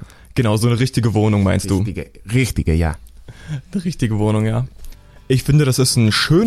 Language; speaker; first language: German; native; German